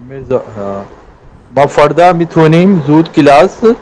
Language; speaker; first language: Persian; non-native, learner; Urdu